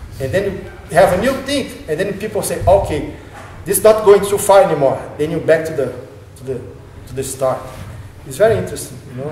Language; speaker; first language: English; non-native, learner; Portuguese